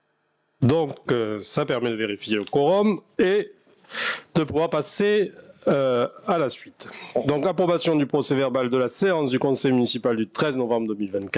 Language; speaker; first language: French; native; French